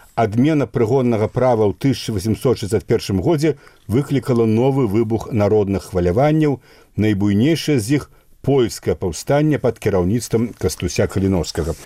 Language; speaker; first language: Belarusian; native; Belarusian